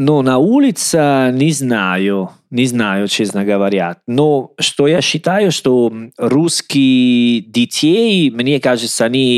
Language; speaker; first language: Russian; non-native, learner; Italian